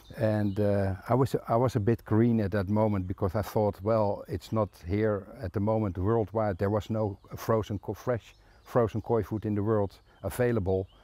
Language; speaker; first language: English; non-native, fluent; Dutch